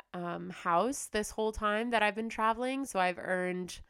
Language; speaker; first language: English; native; English